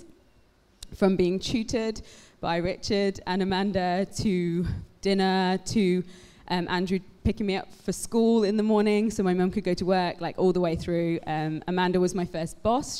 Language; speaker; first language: English; native; English